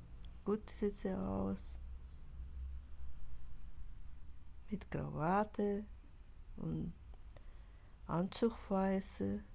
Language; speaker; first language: German; non-native, learner; Russian